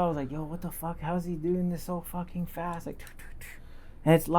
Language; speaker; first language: English; native; English